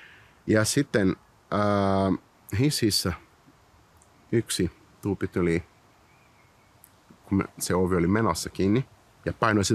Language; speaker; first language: Finnish; non-native, fluent; Portuguese